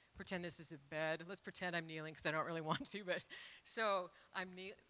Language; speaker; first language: English; native; English